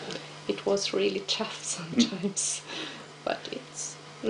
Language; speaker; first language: English; non-native, fluent; Swedish